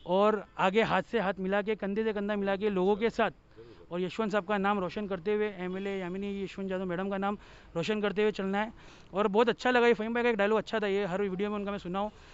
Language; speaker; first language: Hindi; native; Hindi